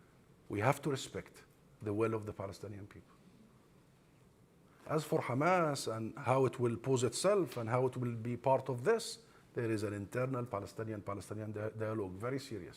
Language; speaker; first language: English; non-native, fluent; Arabic